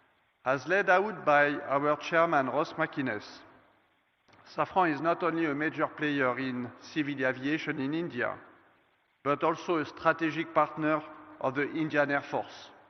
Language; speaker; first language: English; non-native, fluent; French